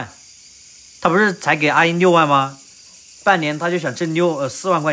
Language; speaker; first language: Chinese; native; Chinese